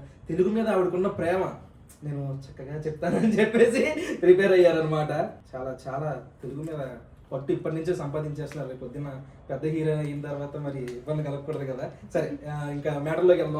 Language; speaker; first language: Telugu; native; Telugu